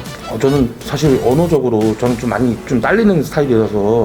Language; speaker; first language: Korean; native; Korean